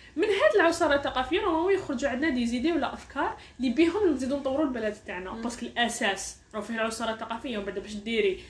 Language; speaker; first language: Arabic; native; Arabic